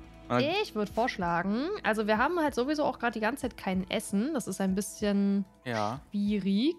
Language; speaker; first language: German; native; German